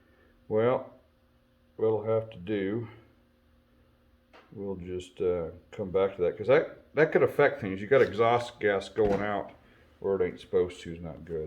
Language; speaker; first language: English; native; English